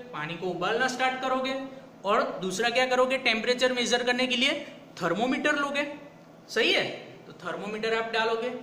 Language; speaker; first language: Hindi; non-native, local second language; Gujarati